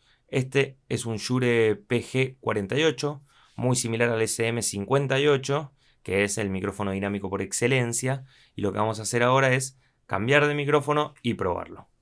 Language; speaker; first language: Spanish; native; Spanish